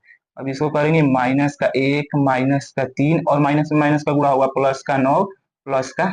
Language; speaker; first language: Hindi; native; Hindi